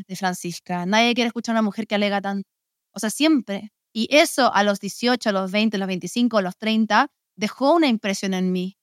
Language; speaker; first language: Spanish; early bilingual, heritage; Spanish